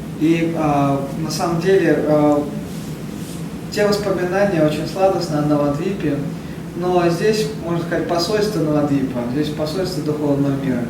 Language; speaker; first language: Russian; native; Russian